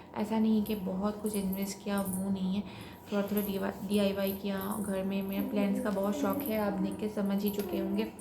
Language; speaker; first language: Hindi; non-native, local second language; Bangla